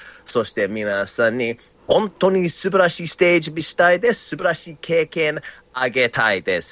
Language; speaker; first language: Japanese; non-native, learner; English